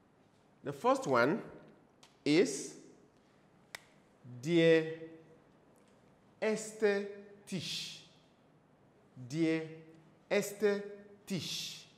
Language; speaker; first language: German; non-native, learner; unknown